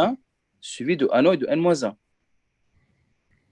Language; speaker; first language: French; native; French